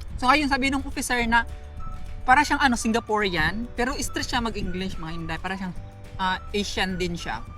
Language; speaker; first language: Filipino; non-native, local second language; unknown